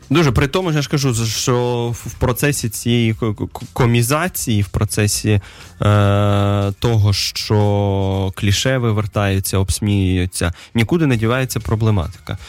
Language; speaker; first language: Ukrainian; native; Ukrainian